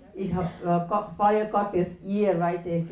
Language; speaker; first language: German; non-native, learner; Thai